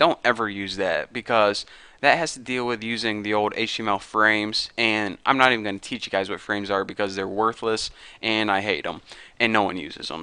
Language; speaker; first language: English; native; English